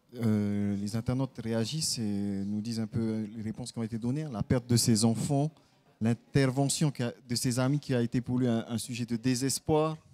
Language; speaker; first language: French; native; French